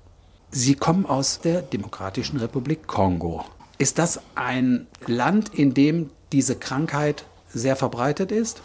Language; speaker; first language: German; native; German